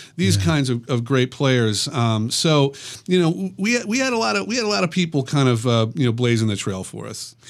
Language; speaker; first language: English; native; English